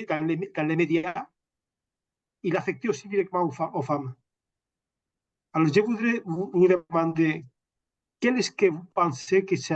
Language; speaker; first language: French; non-native, fluent; Catalan